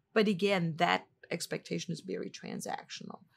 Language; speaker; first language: English; non-native, fluent; German